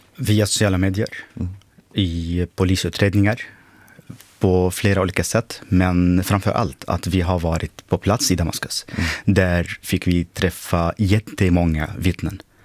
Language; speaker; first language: Swedish; non-native, fluent; Arabic